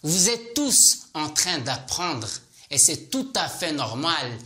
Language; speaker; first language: French; non-native, local second language; Arabic